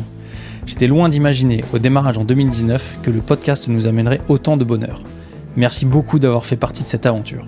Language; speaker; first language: French; native; French